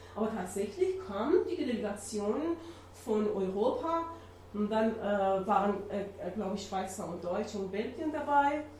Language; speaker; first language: German; non-native, learner; Persian